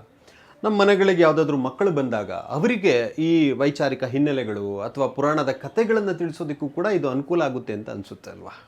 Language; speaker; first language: Kannada; native; Kannada